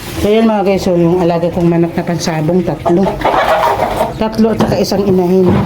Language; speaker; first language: Filipino; native; Filipino